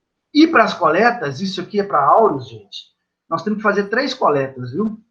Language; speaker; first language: Portuguese; native; Portuguese